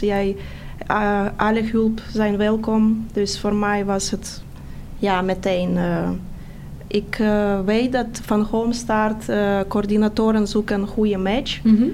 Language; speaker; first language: Dutch; non-native, fluent; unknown